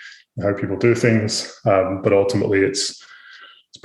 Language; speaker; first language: English; native; English